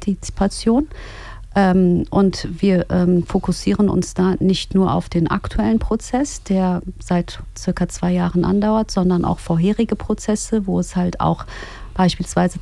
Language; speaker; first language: German; early bilingual, other home language; Kurdish